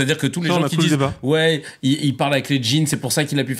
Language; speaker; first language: French; native; French